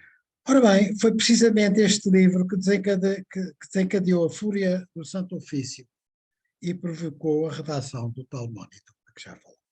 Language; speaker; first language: Portuguese; native; Portuguese